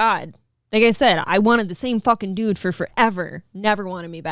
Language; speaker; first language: English; native; English